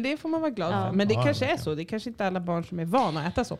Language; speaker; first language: Swedish; native; Swedish